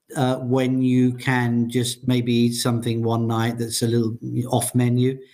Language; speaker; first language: English; native; English